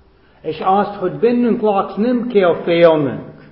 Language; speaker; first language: Hungarian; non-native, fluent; English